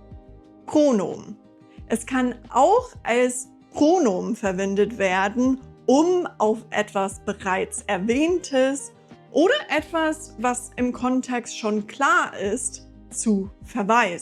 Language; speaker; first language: German; non-native, fluent; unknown